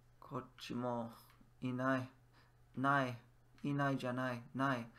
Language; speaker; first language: Japanese; non-native, learner; English